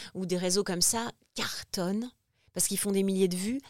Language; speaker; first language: French; native; French